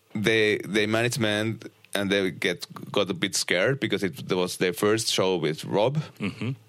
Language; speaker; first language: English; non-native, fluent; Finnish